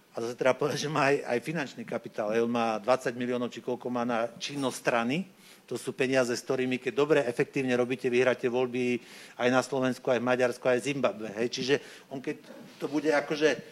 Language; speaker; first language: Slovak; native; Slovak